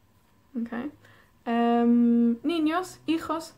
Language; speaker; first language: Spanish; non-native, fluent; Welsh